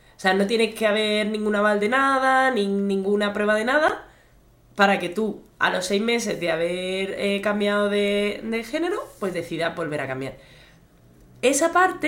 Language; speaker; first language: Spanish; native; Spanish